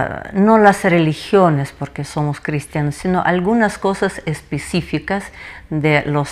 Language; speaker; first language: Spanish; non-native, fluent; Russian